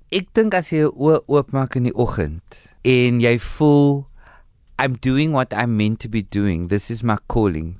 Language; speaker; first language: English; early bilingual, other home language; Afrikaans